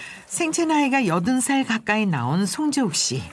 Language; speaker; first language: Korean; native; Korean